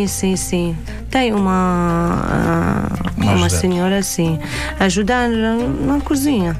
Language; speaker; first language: Portuguese; non-native, learner; Arabic